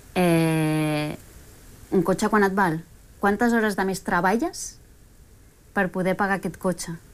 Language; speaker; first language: Catalan; early bilingual, other home language; Spanish